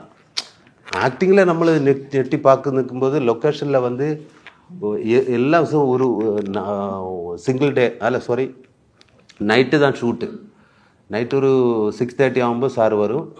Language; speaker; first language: Tamil; non-native, learner; Malayalam